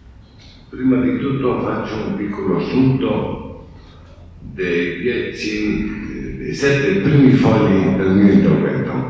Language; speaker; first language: Italian; non-native, fluent; Spanish